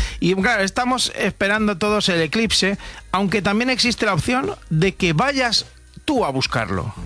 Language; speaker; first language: Spanish; native; Spanish